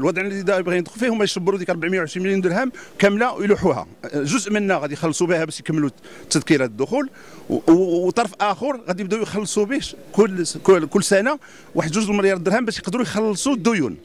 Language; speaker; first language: Arabic; native; Arabic